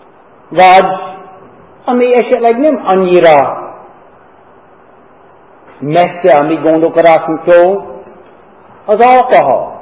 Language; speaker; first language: Hungarian; non-native, fluent; English